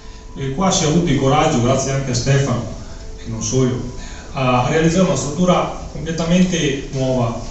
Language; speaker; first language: Italian; native; Italian